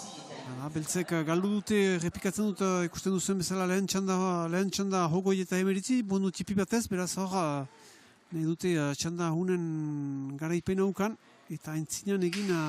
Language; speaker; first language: Basque; native; Basque